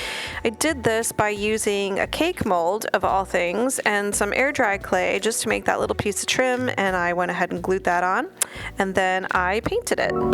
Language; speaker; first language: English; native; English